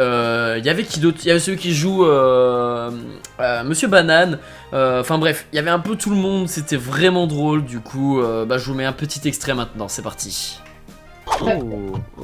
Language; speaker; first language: French; native; French